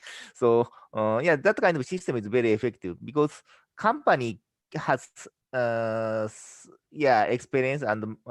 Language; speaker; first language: English; non-native, learner; Japanese